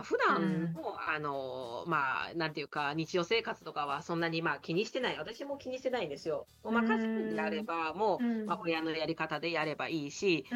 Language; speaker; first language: Japanese; non-native, fluent; Chinese